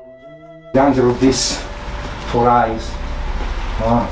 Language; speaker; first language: English; non-native, learner; Italian